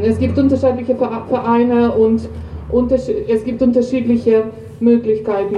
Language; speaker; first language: German; non-native, fluent; Ukrainian